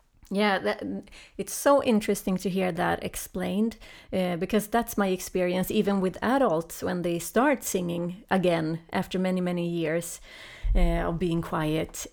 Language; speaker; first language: English; non-native, fluent; Swedish